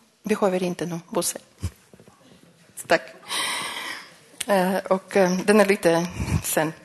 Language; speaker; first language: Swedish; non-native, fluent; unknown